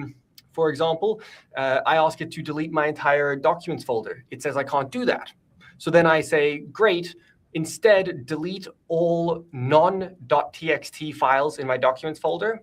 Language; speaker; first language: English; native; English